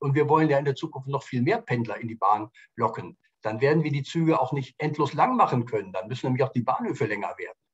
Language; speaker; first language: German; native; German